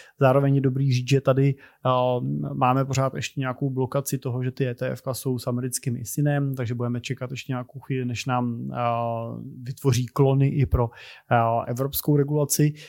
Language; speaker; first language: Czech; native; Czech